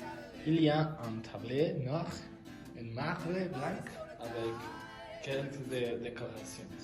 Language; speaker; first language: French; non-native, learner; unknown